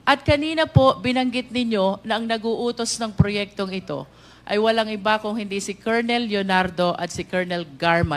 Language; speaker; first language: Filipino; native; Filipino